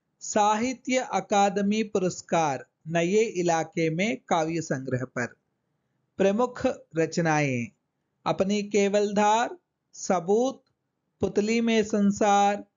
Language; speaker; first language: Hindi; non-native, local second language; Telugu